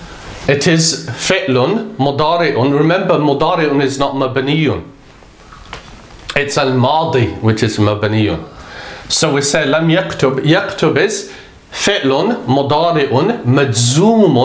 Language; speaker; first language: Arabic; non-native, fluent; English